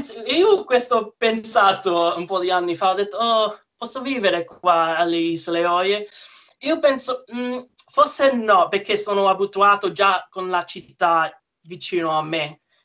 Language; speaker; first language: Italian; early bilingual, heritage; English